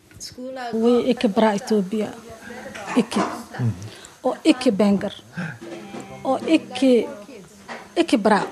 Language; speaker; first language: Norwegian; non-native, learner; Somali